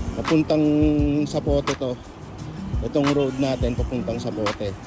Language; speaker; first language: Filipino; native; Filipino